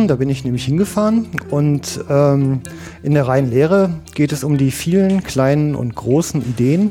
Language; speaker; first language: German; native; German